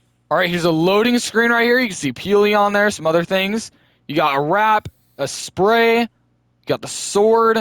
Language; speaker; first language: English; native; English